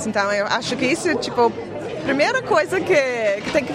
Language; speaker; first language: Portuguese; non-native, fluent; English